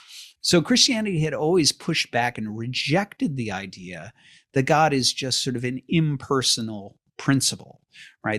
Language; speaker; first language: English; native; English